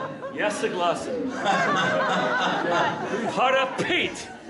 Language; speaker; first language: Russian; non-native, learner; English